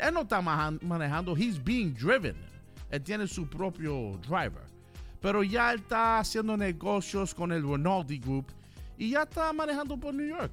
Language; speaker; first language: Spanish; early bilingual, heritage; Spanish